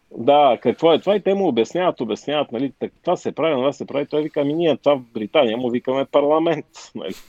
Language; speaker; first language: Bulgarian; native; Bulgarian